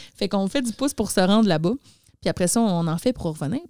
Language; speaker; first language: French; native; French